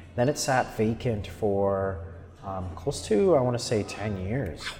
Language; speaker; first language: English; native; English